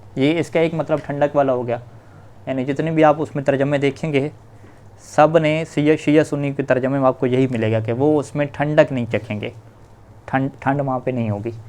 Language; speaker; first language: Urdu; native; Urdu